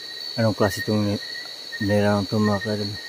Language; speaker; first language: Filipino; native; Filipino